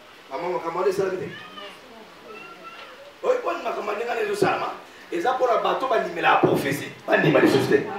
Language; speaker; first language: French; non-native, local second language; Lingala